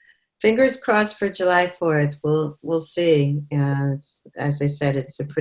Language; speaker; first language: English; native; English